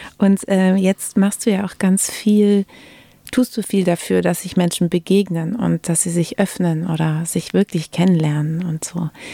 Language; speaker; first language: German; native; German